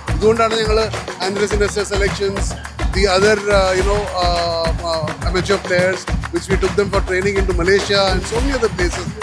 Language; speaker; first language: English; non-native, local second language; Malayalam